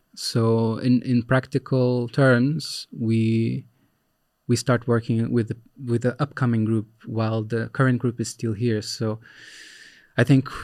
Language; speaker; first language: English; non-native, fluent; Portuguese